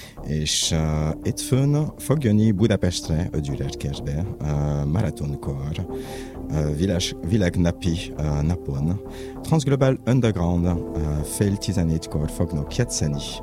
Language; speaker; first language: Hungarian; non-native, learner; French